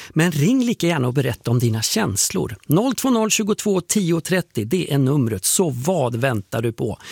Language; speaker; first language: Swedish; native; Swedish